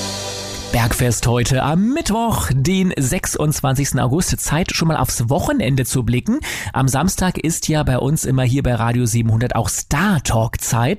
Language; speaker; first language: German; native; German